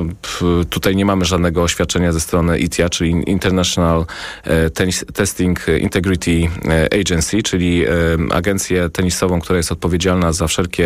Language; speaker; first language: Polish; native; Polish